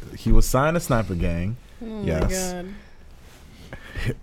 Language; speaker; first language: English; native; English